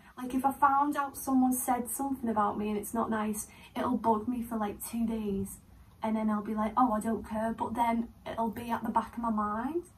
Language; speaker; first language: English; native; English